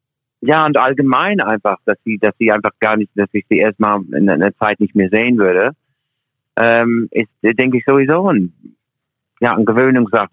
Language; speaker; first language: German; non-native, fluent; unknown